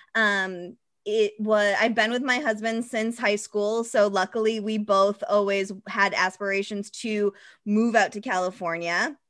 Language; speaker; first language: English; native; English